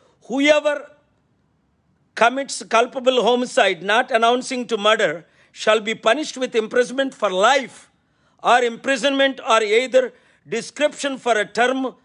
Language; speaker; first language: English; non-native, local second language; Telugu